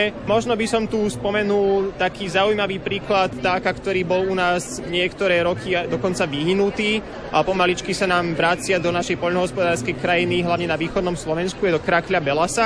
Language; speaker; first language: Slovak; native; Slovak